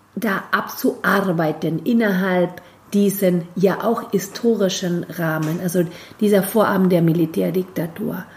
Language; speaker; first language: German; non-native, fluent; Spanish